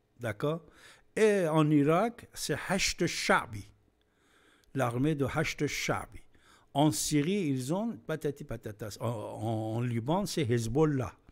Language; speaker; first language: French; non-native, fluent; Persian